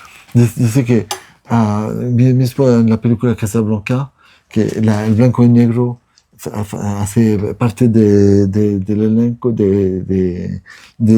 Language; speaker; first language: Spanish; non-native, learner; French